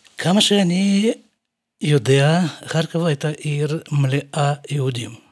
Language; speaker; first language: Hebrew; non-native, fluent; Russian